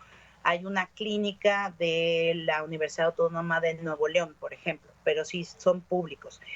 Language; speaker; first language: Spanish; native; Spanish